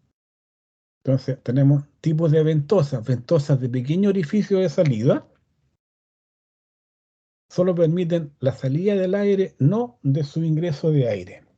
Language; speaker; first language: Spanish; native; Spanish